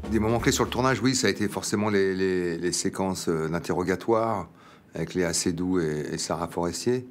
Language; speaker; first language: French; native; French